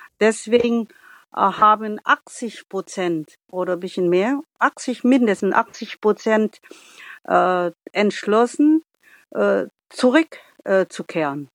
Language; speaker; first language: German; non-native, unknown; Vietnamese